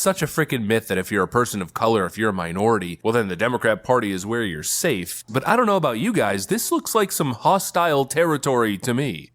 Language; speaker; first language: English; native; English